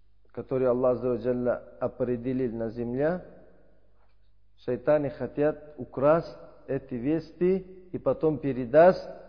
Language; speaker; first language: Russian; non-native, learner; Uzbek